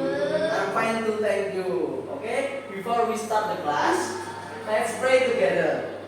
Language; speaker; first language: English; non-native, learner; Indonesian